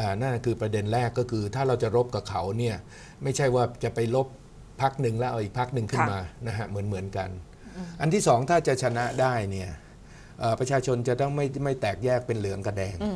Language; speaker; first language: Thai; native; Thai